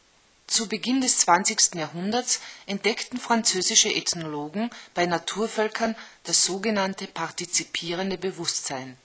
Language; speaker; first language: German; native; German